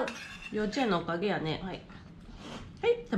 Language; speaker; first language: Japanese; native; Japanese